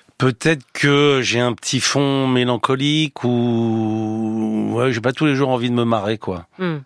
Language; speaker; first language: French; native; French